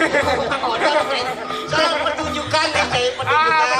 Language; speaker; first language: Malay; non-native, local second language; Balinese